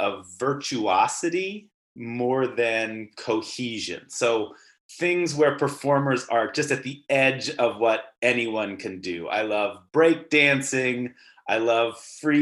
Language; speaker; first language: English; native; English